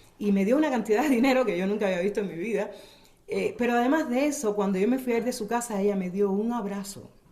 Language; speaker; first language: Spanish; native; Spanish